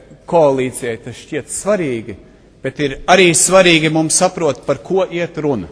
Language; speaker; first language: Latvian; early bilingual, heritage; Latvian